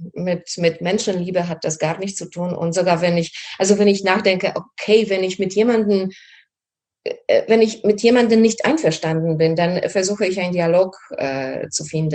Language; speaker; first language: German; non-native, fluent; Polish